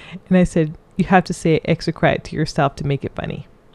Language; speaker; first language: English; early bilingual, other home language; Spanish